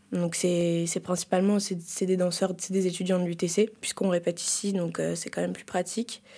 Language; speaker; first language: French; native; French